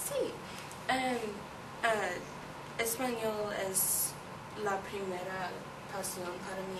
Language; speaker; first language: Spanish; non-native, learner; English